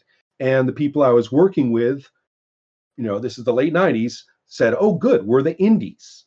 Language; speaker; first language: English; native; English